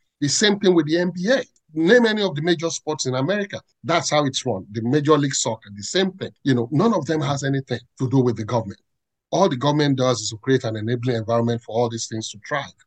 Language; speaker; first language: English; non-native, local second language; Yoruba